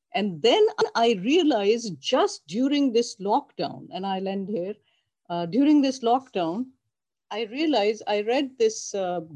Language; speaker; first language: English; non-native, local second language; Urdu